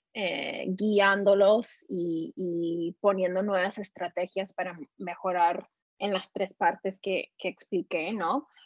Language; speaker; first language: Spanish; early bilingual, heritage; Spanish